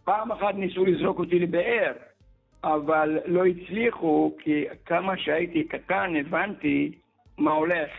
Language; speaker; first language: Hebrew; early bilingual, other home language; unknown